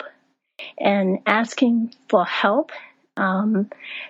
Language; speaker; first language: English; non-native, fluent; Chinese